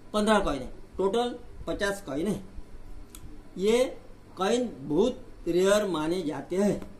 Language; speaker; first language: Hindi; non-native, local second language; Marathi